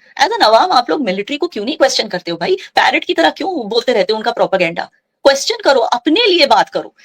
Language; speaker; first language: Hindi; non-native, local second language; Kashmiri